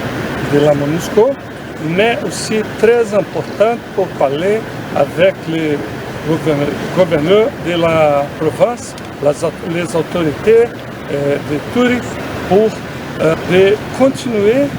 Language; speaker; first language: French; non-native, fluent; English